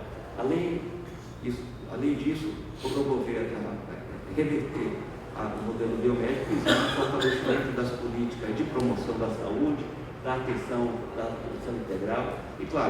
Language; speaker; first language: Portuguese; native; Portuguese